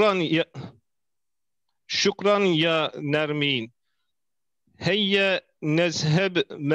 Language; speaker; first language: Arabic; non-native, learner; Turkish